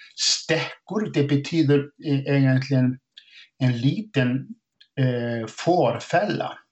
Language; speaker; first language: Swedish; non-native, fluent; Icelandic